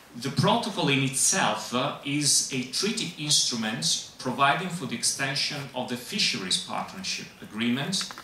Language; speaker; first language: English; non-native, fluent; Italian